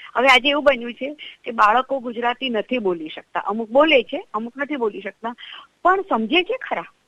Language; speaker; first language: Gujarati; non-native, local second language; Marathi